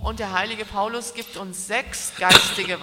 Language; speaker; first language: German; native; German